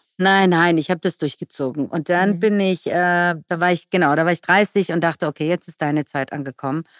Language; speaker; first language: German; early bilingual, other home language; Persian